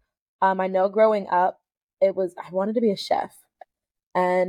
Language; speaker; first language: English; native; English